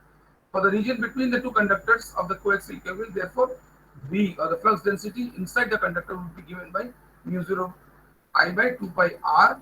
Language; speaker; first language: English; non-native, local second language; Bangla